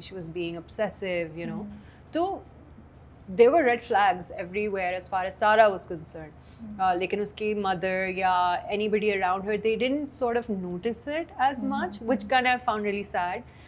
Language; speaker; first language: English; non-native, local second language; Hindi